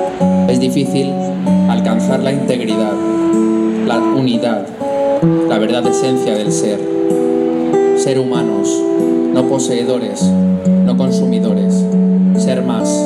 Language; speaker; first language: Spanish; native; Spanish